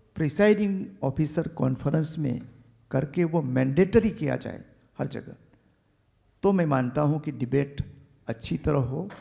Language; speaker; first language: Hindi; non-native, local second language; Gujarati